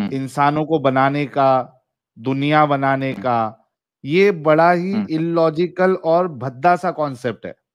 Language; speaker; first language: Hindi; native; Hindi